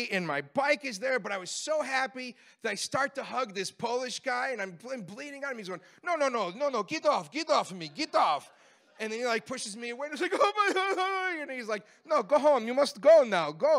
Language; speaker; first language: English; native; English